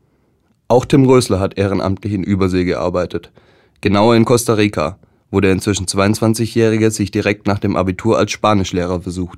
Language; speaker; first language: German; native; German